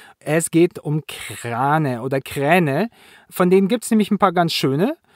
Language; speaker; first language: German; native; German